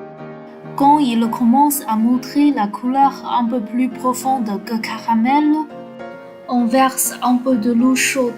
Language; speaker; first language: French; non-native, fluent; Chinese